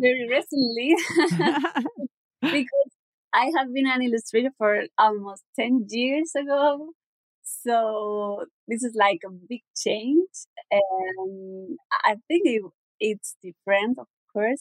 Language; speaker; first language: English; non-native, learner; Spanish